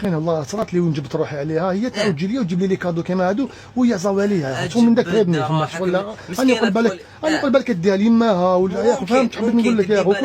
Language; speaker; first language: Arabic; native; Arabic